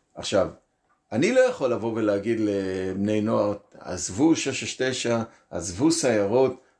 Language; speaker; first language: Hebrew; native; Hebrew